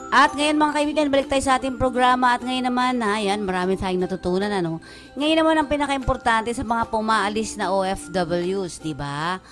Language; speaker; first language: Filipino; native; Filipino